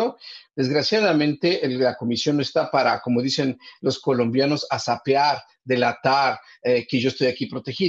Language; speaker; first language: Spanish; native; Spanish